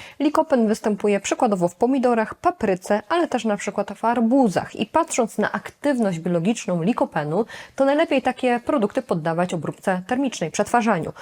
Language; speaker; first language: Polish; native; Polish